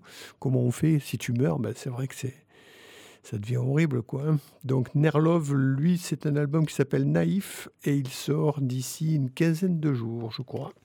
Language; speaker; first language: French; native; French